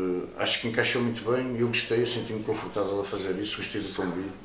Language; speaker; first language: Portuguese; native; Portuguese